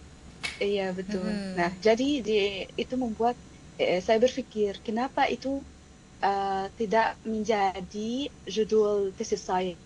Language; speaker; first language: Indonesian; non-native, fluent; Arabic